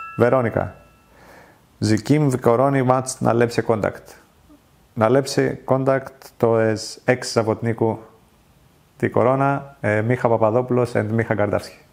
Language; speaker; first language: Polish; non-native, learner; Greek